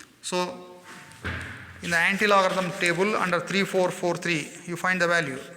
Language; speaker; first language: English; non-native, local second language; Kannada